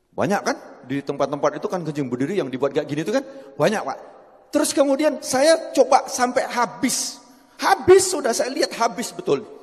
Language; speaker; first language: Indonesian; non-native, local second language; Javanese